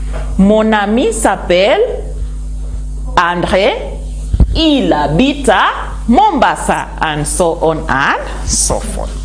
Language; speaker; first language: French; non-native, fluent; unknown